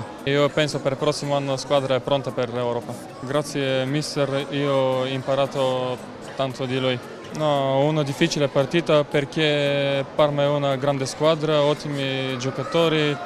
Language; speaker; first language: Italian; non-native, learner; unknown